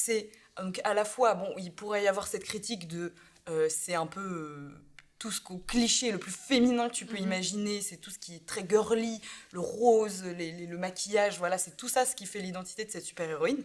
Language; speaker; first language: French; native; French